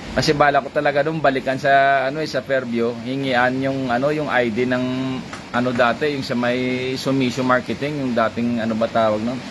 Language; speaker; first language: Filipino; non-native, local second language; Hiligaynon